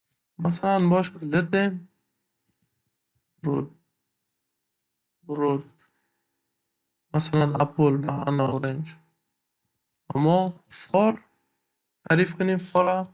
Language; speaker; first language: Persian; native; Persian